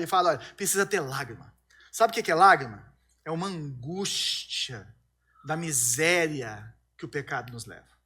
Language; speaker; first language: Portuguese; native; Portuguese